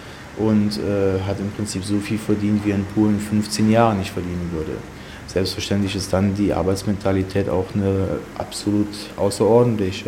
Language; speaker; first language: German; native; German